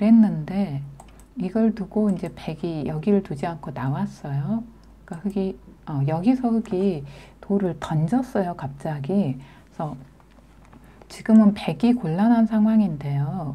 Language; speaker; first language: Korean; native; Korean